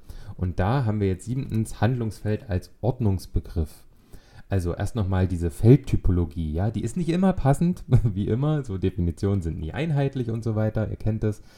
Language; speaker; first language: German; native; German